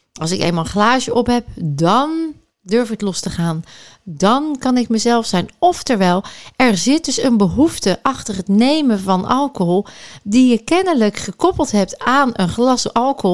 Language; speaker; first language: Dutch; native; Dutch